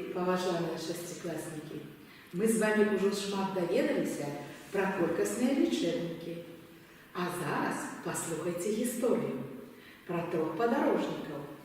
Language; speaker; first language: Belarusian; native; Belarusian